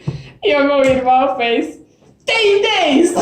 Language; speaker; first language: Portuguese; non-native, fluent; Polish